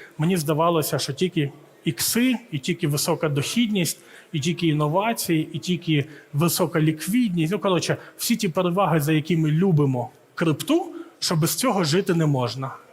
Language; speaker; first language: Ukrainian; early bilingual, heritage; Ukrainian